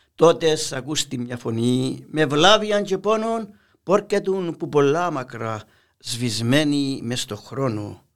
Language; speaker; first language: Greek; native; Greek